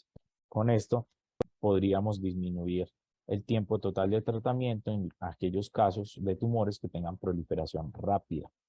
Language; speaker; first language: Spanish; native; Spanish